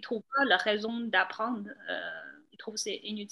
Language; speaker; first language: French; non-native, fluent; Chinese